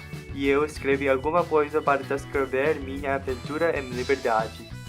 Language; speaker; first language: Portuguese; non-native, learner; English